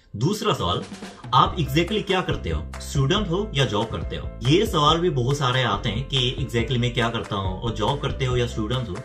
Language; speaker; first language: Hindi; non-native, fluent; Korean